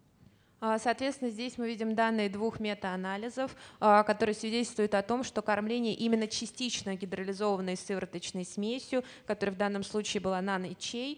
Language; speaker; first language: Russian; native; Russian